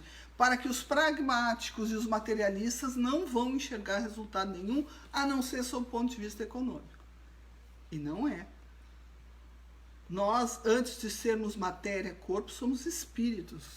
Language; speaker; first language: Portuguese; native; Portuguese